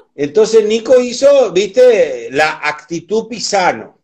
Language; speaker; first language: Spanish; native; Spanish